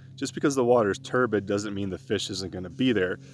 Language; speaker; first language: English; native; English